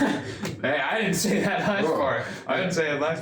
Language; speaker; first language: English; native; English